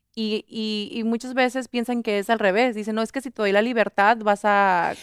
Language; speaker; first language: Spanish; early bilingual, heritage; Spanish